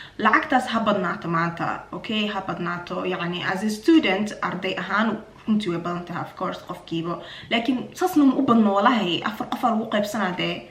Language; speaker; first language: Somali; early bilingual, heritage; Somali